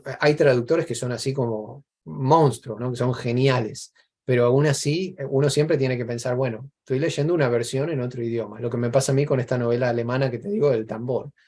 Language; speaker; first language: Spanish; native; Spanish